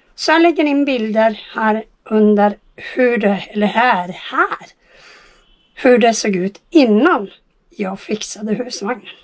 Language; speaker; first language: Swedish; native; Swedish